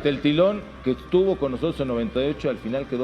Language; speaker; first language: Spanish; native; Spanish